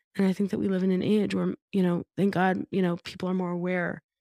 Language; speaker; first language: English; native; English